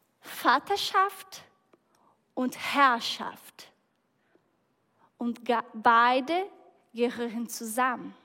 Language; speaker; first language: German; non-native, fluent; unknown